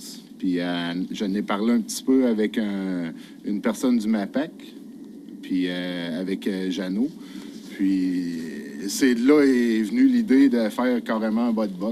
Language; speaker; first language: French; native; French